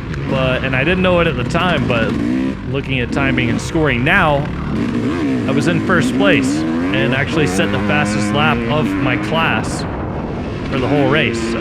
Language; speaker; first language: English; native; English